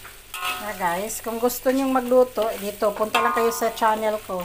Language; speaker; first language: Filipino; non-native, local second language; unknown